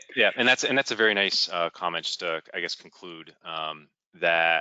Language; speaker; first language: English; native; English